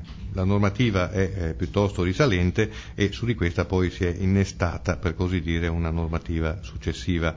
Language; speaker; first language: Italian; native; Italian